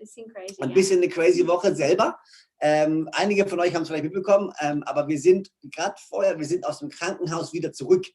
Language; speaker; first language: German; native; German